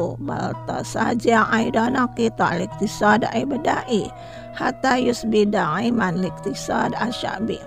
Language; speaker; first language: Arabic; non-native, fluent; Indonesian